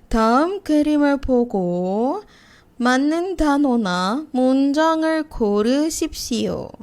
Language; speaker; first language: Korean; non-native, fluent; Indonesian